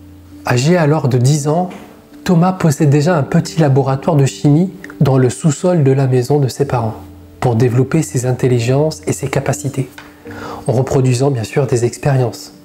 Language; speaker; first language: French; native; French